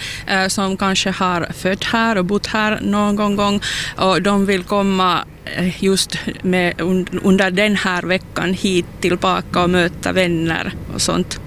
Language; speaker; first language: Swedish; non-native, local second language; Finnish